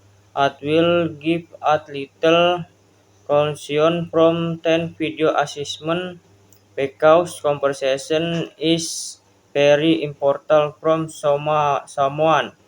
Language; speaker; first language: English; non-native, learner; Indonesian